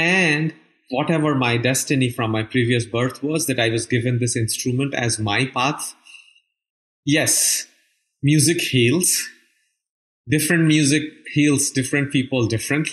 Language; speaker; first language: English; non-native, local second language; Bangla